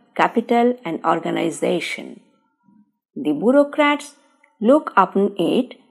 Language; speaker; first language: English; non-native, local second language; Bangla